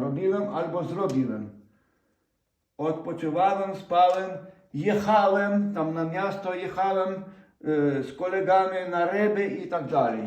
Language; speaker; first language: Polish; non-native, fluent; Ukrainian